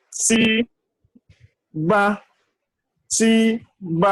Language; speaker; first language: Chinese; non-native, learner; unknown